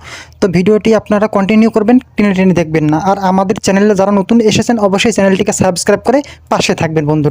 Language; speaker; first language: Bangla; native; Bangla